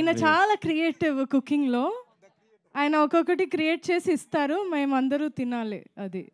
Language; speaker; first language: Telugu; non-native, fluent; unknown